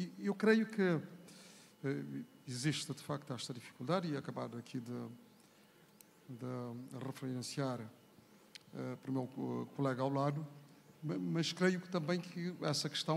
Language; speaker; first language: Portuguese; non-native, local second language; Kabuverdianu